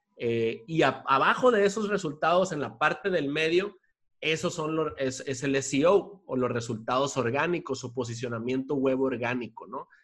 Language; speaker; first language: Spanish; native; Spanish